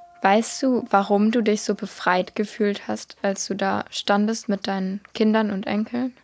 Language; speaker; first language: German; native; German